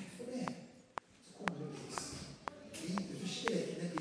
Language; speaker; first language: Swedish; non-native, fluent; Portuguese